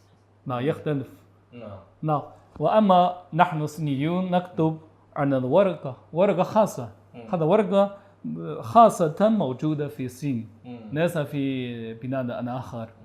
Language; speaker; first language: Arabic; non-native, learner; Chinese